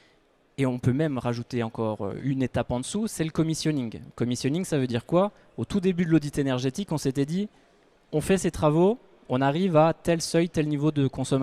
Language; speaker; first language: French; native; French